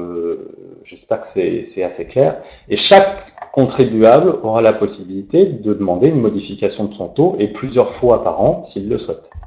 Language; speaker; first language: French; native; French